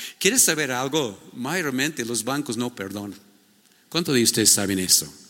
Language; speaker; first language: Spanish; non-native, fluent; English